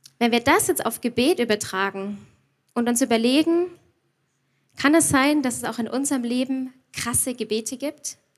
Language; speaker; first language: German; native; German